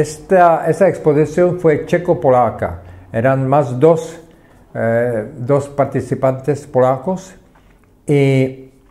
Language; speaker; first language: Spanish; non-native, fluent; Czech